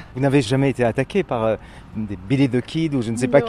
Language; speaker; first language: French; native; French